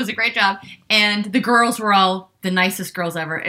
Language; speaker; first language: English; native; English